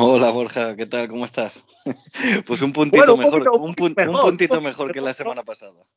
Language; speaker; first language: Spanish; native; Spanish